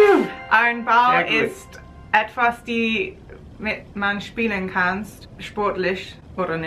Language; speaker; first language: German; non-native, learner; English